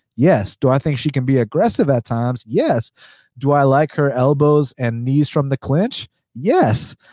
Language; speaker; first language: English; early bilingual, other home language; Spanish